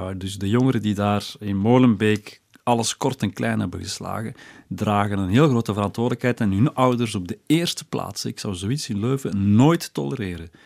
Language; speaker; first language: Dutch; early bilingual, other home language; Berber languages